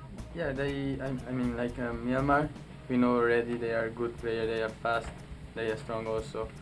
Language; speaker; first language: English; non-native, local second language; Filipino